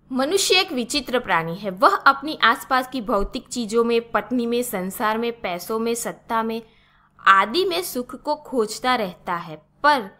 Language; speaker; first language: Hindi; non-native, local second language; Gujarati